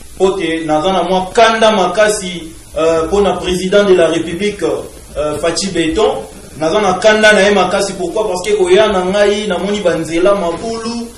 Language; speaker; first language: Lingala; native; Lingala